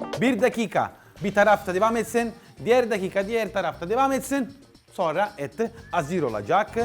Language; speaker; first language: Turkish; non-native, learner; Italian